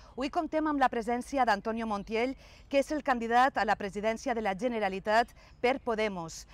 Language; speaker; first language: Catalan; native; Catalan